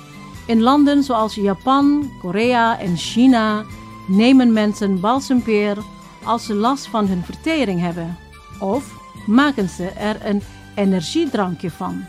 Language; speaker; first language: Dutch; non-native, fluent; Indonesian